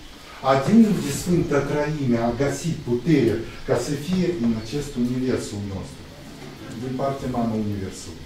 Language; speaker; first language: Romanian; non-native, local second language; Russian